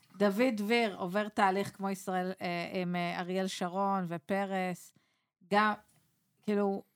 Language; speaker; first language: Hebrew; native; Hebrew